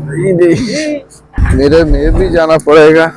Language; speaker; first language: Hindi; non-native, fluent; Bangla